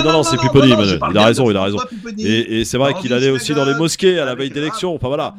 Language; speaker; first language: French; native; French